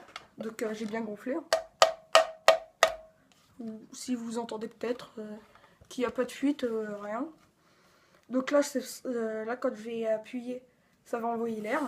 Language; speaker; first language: French; native; French